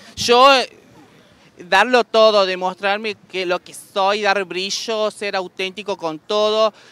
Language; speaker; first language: Spanish; native; Spanish